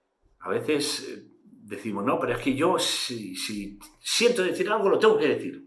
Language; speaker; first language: Spanish; native; Spanish